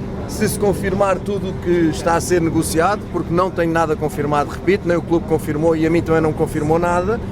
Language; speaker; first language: Portuguese; native; Portuguese